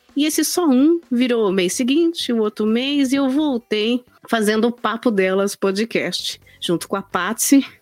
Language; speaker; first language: Portuguese; native; Portuguese